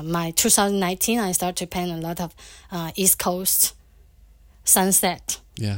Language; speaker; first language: English; non-native, fluent; Chinese